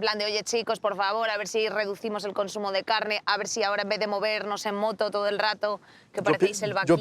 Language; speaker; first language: Spanish; native; Spanish